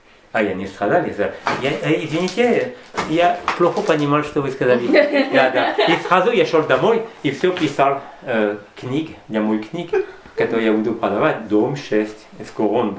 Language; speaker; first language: Russian; non-native, learner; French